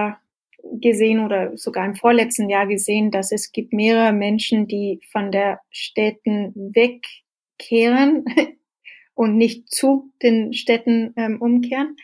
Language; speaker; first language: German; non-native, fluent; Danish